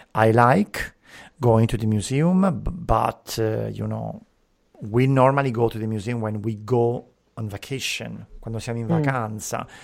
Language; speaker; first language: English; non-native, fluent; Italian